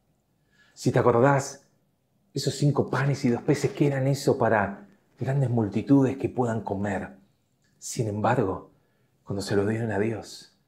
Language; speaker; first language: Spanish; native; Spanish